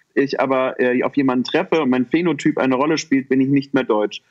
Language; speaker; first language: German; native; German